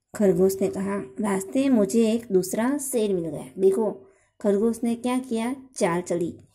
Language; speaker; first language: Hindi; non-native, local second language; Gujarati